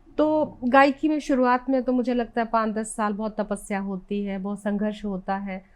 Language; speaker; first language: Hindi; native; Hindi